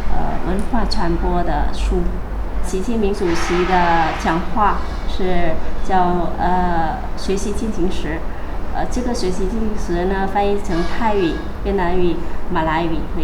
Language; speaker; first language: Chinese; non-native, fluent; Vietnamese